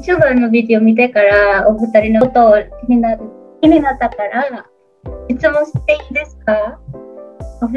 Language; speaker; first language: Japanese; non-native, learner; Indonesian